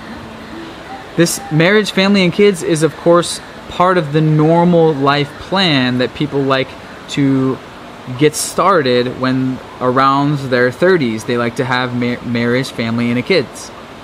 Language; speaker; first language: English; native; English